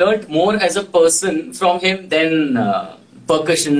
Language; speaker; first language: English; non-native, local second language; Gujarati